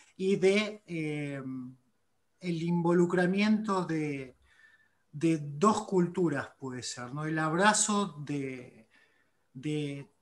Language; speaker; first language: Spanish; native; Spanish